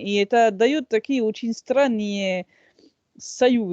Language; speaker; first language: Russian; non-native, fluent; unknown